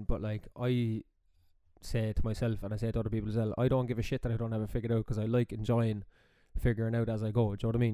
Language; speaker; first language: English; native; English